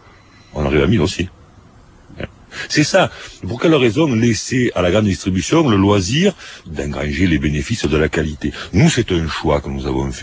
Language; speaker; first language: French; native; French